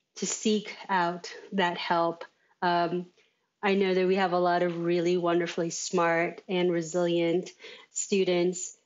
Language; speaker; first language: English; native; English